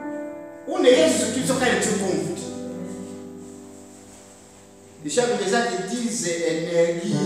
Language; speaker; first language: German; non-native, learner; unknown